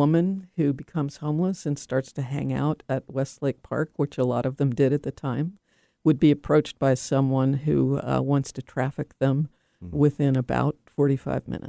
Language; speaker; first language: English; native; English